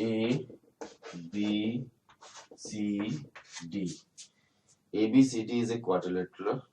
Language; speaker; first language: English; non-native, local second language; Hindi